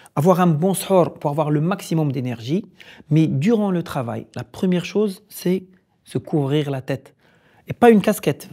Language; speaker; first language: French; non-native, local second language; Arabic